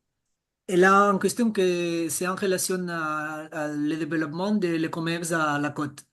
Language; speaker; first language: French; non-native, fluent; Catalan